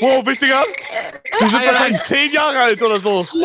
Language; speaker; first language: German; native; German